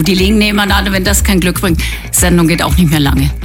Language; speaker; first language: German; native; German